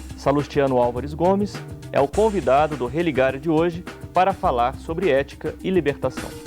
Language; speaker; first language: Portuguese; native; Portuguese